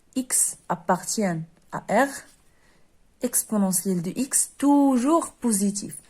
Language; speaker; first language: French; non-native, local second language; Arabic